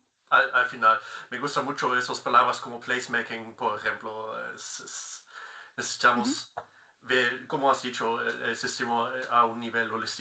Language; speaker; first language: Spanish; non-native, fluent; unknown